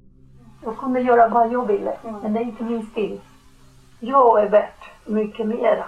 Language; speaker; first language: Swedish; non-native, learner; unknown